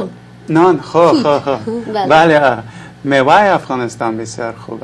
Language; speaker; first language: Persian; non-native, local second language; English